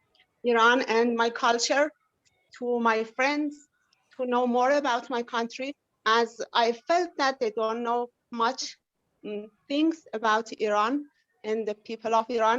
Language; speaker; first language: English; non-native, fluent; Persian